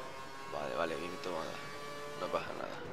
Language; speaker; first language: Spanish; native; Spanish